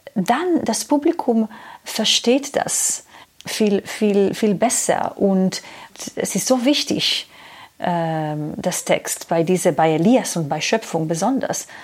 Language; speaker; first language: German; non-native, fluent; Hebrew